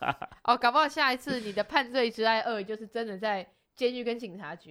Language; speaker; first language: Chinese; native; Chinese